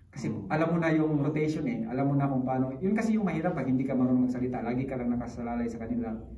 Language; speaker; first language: Filipino; native; Filipino